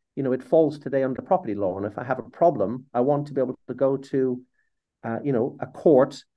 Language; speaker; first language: English; native; English